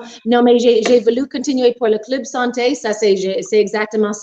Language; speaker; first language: French; non-native, local second language; English